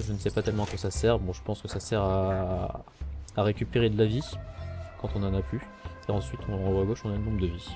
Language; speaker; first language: French; native; French